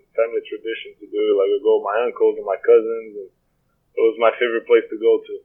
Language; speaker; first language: English; non-native, fluent; Portuguese